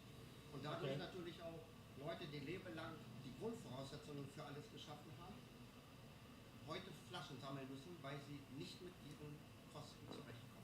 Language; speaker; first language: German; native; German